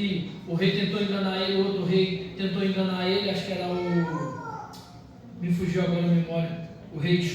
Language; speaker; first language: Portuguese; native; Portuguese